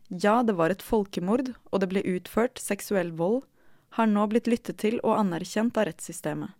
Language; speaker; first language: Norwegian; native; Norwegian